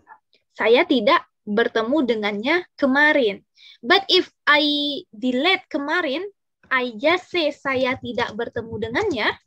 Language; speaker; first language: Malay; non-native, fluent; Indonesian